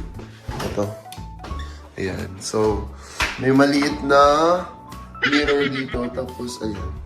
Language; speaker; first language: Filipino; native; Filipino